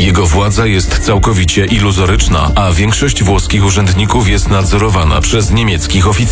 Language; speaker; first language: Polish; native; Polish